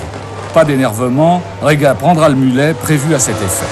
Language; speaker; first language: French; native; French